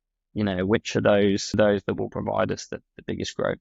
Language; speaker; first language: English; native; English